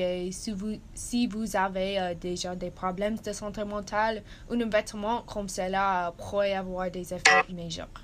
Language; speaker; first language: French; non-native, learner; English